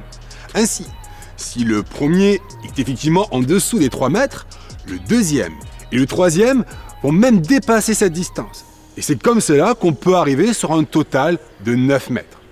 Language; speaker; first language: French; native; French